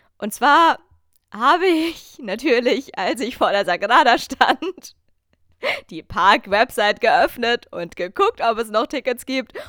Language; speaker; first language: German; native; German